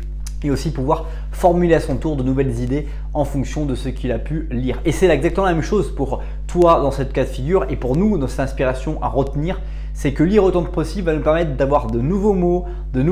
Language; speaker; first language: French; native; French